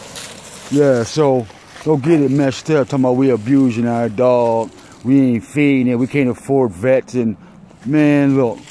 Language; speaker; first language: English; native; English